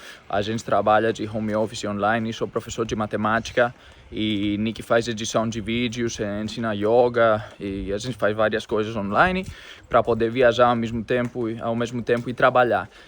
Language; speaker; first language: Portuguese; non-native, fluent; Greek